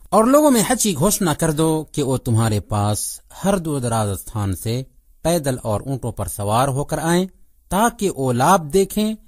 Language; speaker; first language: Urdu; native; Urdu